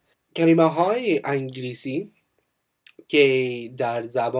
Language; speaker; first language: Persian; non-native, learner; English